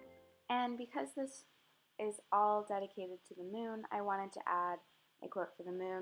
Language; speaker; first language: English; native; English